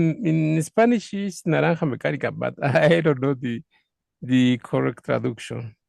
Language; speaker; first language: English; non-native, learner; Spanish